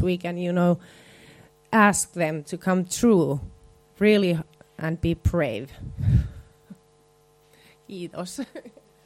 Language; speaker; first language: English; non-native, fluent; Finnish